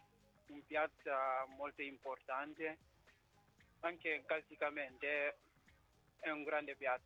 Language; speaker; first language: Italian; non-native, fluent; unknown